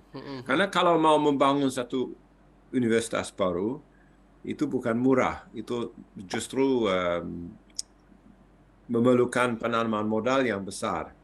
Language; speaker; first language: Indonesian; non-native, fluent; English